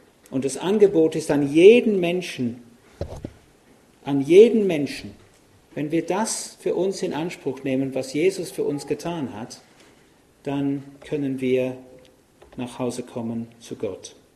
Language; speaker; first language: German; non-native, fluent; English